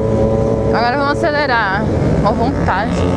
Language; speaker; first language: Portuguese; native; Portuguese